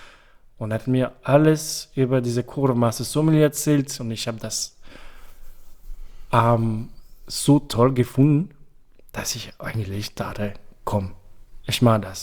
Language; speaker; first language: German; non-native, fluent; French